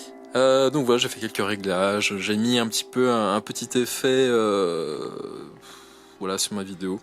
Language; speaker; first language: French; native; French